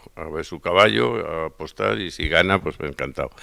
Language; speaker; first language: Spanish; native; Spanish